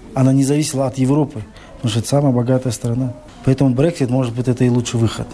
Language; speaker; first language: Russian; non-native, local second language; Tajik